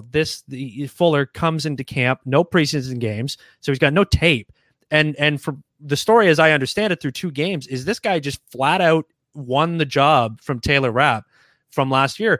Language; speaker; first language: English; native; English